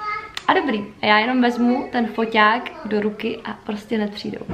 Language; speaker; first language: Czech; native; Czech